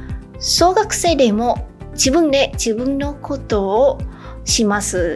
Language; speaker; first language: Japanese; non-native, fluent; Vietnamese